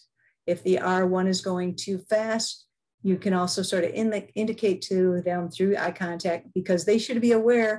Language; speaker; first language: English; native; English